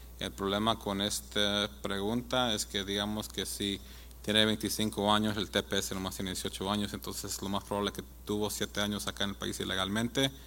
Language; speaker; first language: Spanish; early bilingual, heritage; Spanish